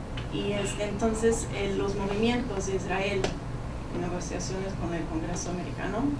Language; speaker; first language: Spanish; non-native, fluent; English